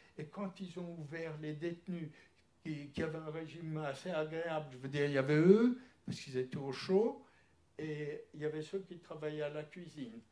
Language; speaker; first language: French; early bilingual, other home language; Yiddish